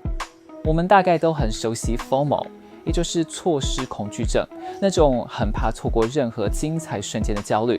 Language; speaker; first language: Chinese; native; Chinese